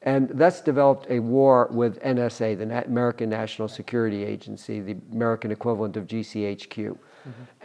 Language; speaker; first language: English; native; English